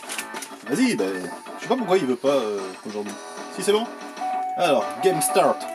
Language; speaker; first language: French; native; French